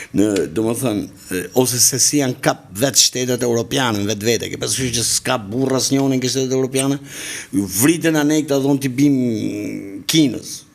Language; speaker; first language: Albanian; native; Albanian